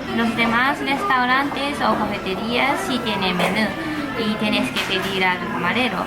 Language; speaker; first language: Spanish; non-native, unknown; Japanese